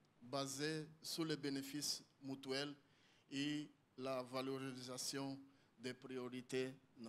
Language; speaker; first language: French; non-native, learner; Portuguese